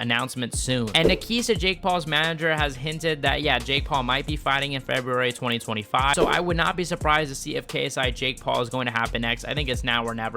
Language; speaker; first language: English; native; English